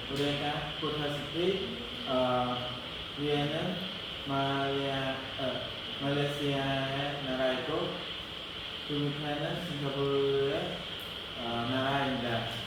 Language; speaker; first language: Korean; non-native, learner; Khmer